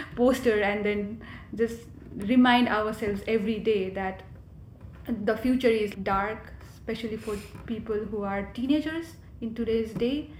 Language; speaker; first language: English; non-native, local second language; Nepali